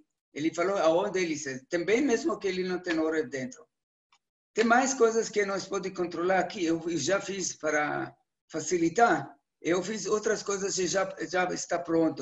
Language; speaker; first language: Portuguese; non-native, learner; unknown